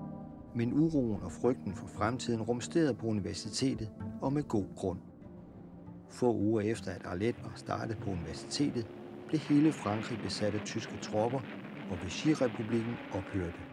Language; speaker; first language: Danish; native; Danish